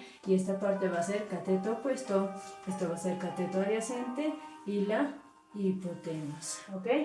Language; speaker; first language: Spanish; native; Spanish